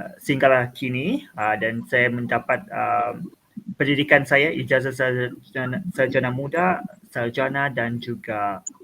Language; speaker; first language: Malay; native; Malay